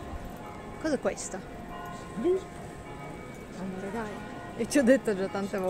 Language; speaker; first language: Italian; non-native, learner; Russian